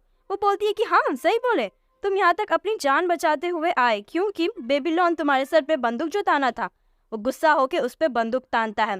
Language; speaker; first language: Hindi; native; Hindi